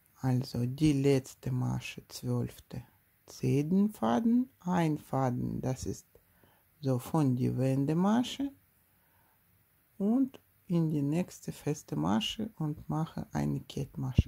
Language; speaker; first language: German; non-native, learner; Russian